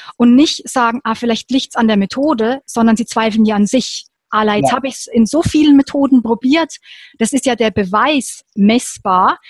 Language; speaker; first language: German; native; German